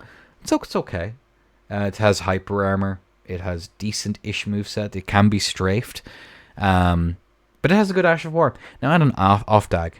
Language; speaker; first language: English; native; English